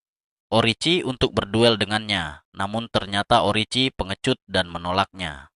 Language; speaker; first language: Indonesian; native; Indonesian